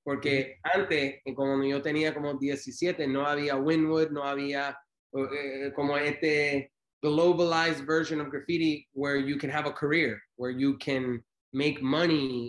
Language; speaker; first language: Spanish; early bilingual, heritage; Spanish